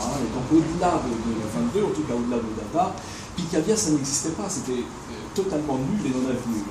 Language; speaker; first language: French; native; French